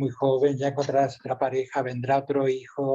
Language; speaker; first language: Spanish; native; Spanish